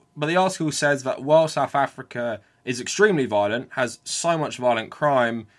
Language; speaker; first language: English; native; English